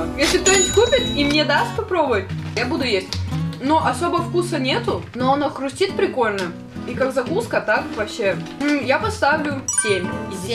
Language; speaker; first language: Russian; native; Russian